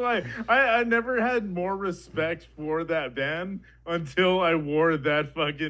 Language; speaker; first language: English; native; English